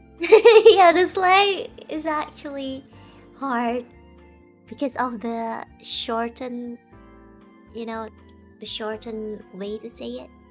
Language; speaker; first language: English; non-native, fluent; Indonesian